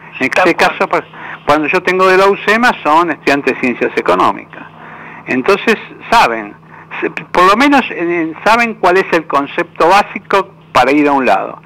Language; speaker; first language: Spanish; native; Spanish